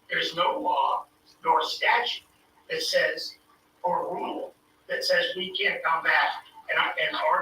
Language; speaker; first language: English; native; English